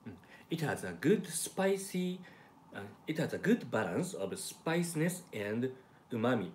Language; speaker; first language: English; non-native, learner; Japanese